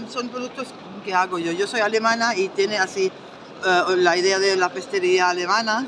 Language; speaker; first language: Spanish; non-native, fluent; German